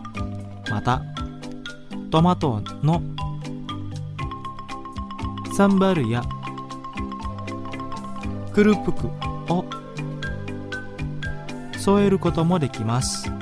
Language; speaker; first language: Japanese; non-native, fluent; Indonesian